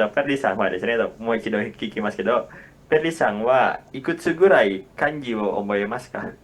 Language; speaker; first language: Japanese; non-native, fluent; Indonesian